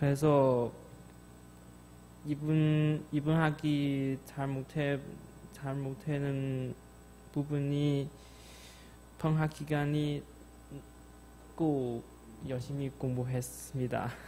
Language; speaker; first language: Korean; non-native, learner; Chinese